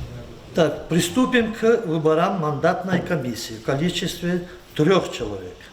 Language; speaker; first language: Russian; non-native, local second language; Lezghian